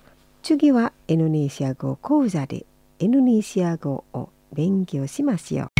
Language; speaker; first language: Japanese; non-native, fluent; Indonesian